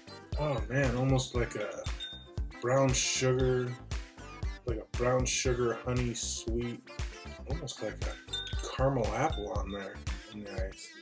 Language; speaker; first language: English; native; English